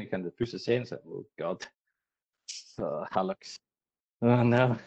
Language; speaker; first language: German; non-native, learner; English